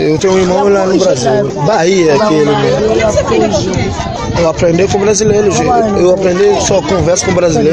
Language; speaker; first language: Portuguese; non-native, learner; Haitian Creole